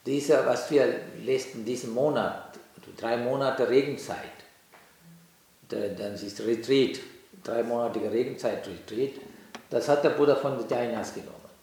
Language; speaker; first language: German; non-native, learner; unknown